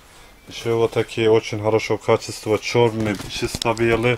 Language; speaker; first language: Russian; non-native, learner; Turkish